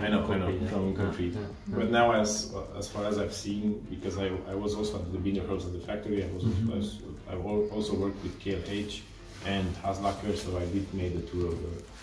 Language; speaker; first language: English; non-native, fluent; Romanian